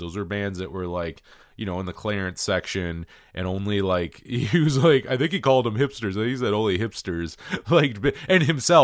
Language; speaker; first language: English; native; English